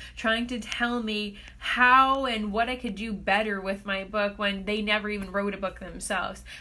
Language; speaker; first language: English; native; English